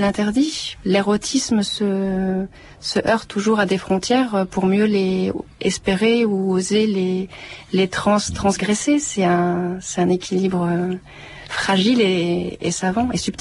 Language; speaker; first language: French; native; French